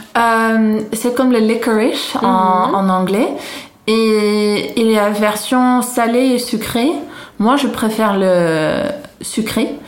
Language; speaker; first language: French; non-native, fluent; Dutch